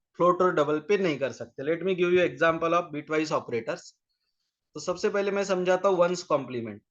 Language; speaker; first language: Hindi; non-native, local second language; Marathi